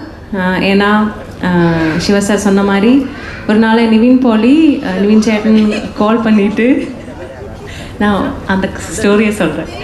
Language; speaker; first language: Tamil; non-native, learner; Malayalam